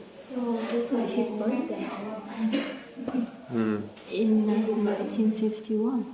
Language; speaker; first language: English; non-native, fluent; Vietnamese